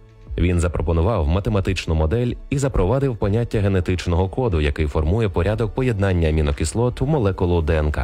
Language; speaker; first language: Ukrainian; native; Ukrainian